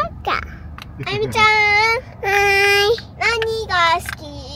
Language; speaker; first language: Japanese; non-native, learner; Filipino